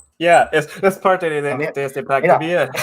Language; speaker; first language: Spanish; non-native, fluent; English